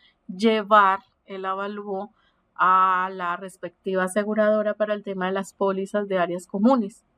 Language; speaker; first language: Spanish; native; Spanish